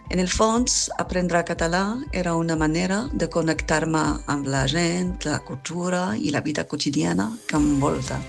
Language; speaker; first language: Catalan; non-native, fluent; Arabic